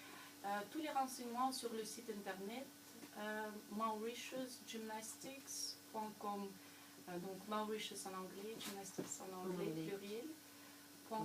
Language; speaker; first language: French; non-native, fluent; Russian